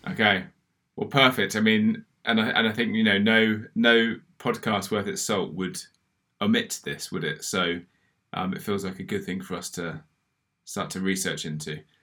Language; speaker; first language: English; native; English